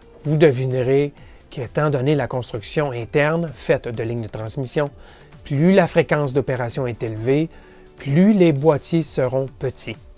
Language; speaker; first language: French; native; French